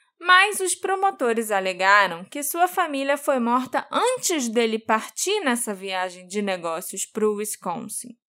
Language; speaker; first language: Portuguese; native; Portuguese